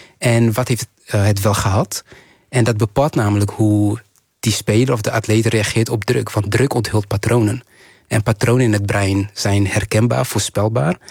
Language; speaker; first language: Dutch; early bilingual, other home language; Kinyarwanda